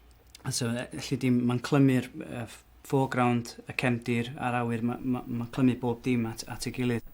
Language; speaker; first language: Welsh; native; Welsh